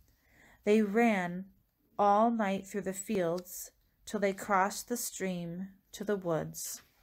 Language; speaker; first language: English; native; English